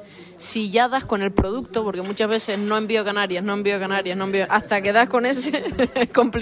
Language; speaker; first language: Spanish; native; Spanish